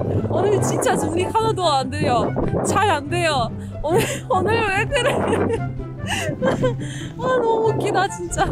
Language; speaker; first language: Korean; non-native, learner; Russian